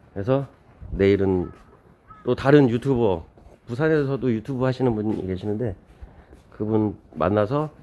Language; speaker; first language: Korean; native; Korean